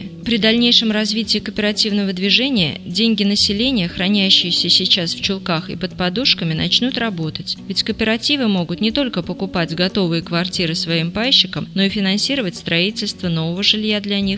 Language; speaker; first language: Russian; native; Russian